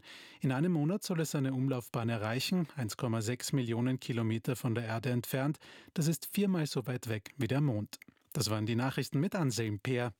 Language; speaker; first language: German; native; German